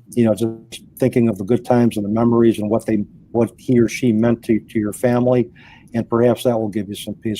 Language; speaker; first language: English; native; English